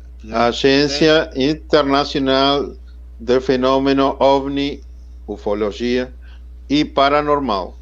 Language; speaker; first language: Portuguese; non-native, fluent; Spanish